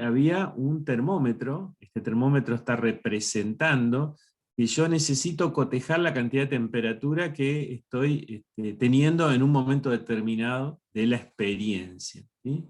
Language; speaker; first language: Spanish; native; Spanish